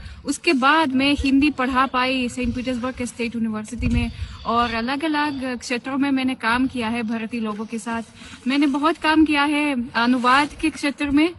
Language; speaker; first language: Hindi; non-native, fluent; Russian